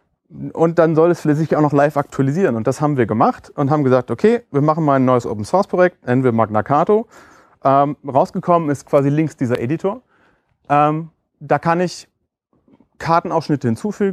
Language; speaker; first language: German; native; German